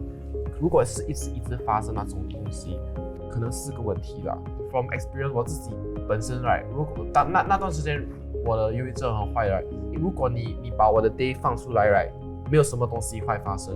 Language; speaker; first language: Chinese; non-native, local second language; English